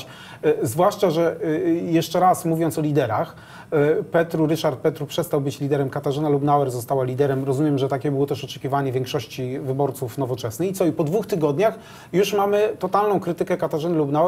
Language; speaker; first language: Polish; native; Polish